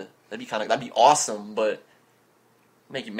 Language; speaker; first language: English; native; English